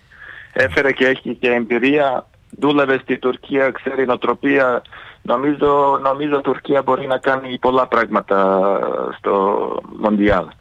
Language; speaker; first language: Greek; non-native, fluent; Serbian